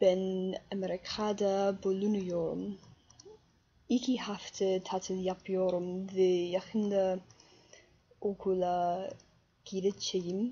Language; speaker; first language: Turkish; non-native, learner; English